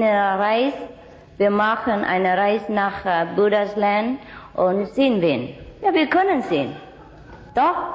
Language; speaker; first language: German; non-native, learner; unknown